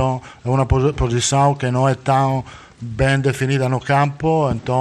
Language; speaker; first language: Portuguese; non-native, fluent; Italian